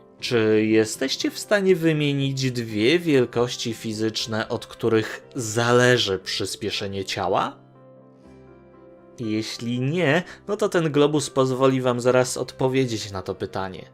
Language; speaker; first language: Polish; native; Polish